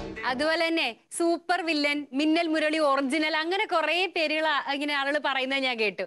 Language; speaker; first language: Malayalam; native; Malayalam